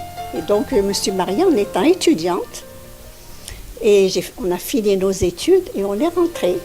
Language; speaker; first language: French; non-native, local second language; Arabic